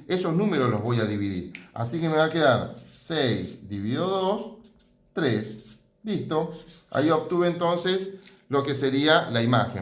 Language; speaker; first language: Spanish; native; Spanish